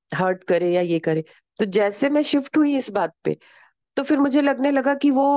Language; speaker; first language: Hindi; native; Hindi